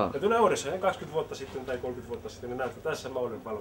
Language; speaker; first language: Finnish; early bilingual, heritage; Finnish